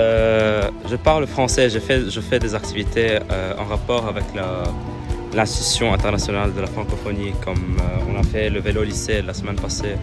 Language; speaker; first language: French; non-native, local second language; Arabic